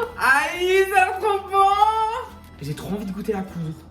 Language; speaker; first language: French; native; French